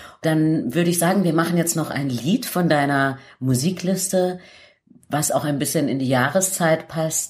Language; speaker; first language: German; native; German